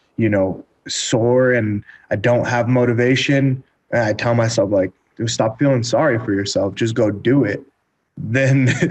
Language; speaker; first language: English; native; English